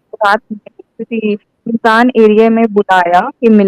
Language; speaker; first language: Hindi; native; Hindi